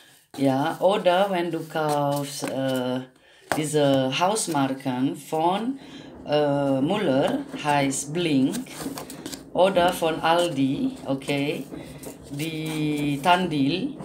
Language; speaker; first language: German; non-native, learner; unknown